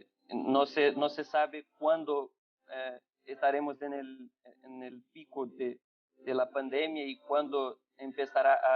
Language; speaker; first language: Spanish; non-native, fluent; Portuguese